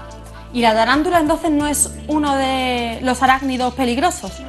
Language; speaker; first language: Spanish; native; Spanish